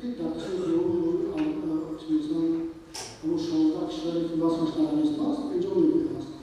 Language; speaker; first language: Russian; non-native, local second language; Tajik